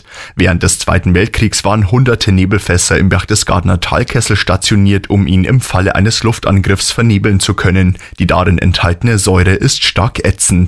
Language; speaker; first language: German; native; German